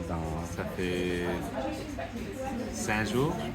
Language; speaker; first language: French; non-native, fluent; English